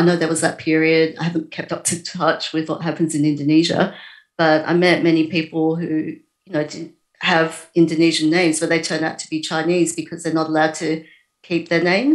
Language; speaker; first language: English; native; English